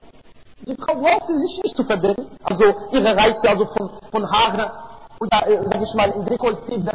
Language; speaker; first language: German; non-native, fluent; Arabic